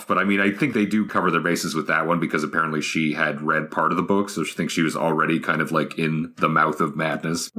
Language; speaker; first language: English; native; English